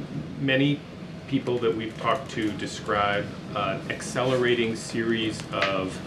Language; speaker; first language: English; native; English